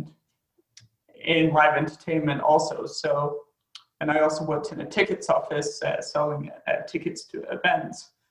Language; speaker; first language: English; native; English